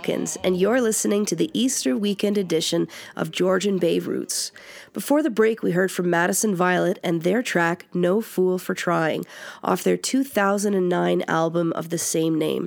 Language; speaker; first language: English; native; English